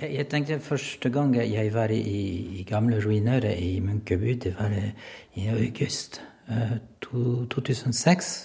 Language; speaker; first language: Norwegian; non-native, learner; French